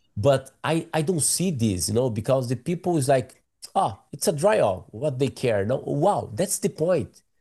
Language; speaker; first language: English; non-native, learner; Portuguese